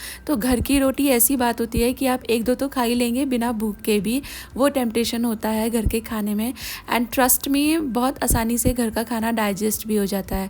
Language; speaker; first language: Hindi; native; Hindi